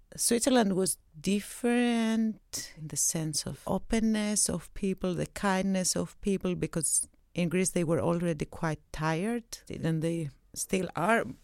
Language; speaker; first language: English; non-native, fluent; Greek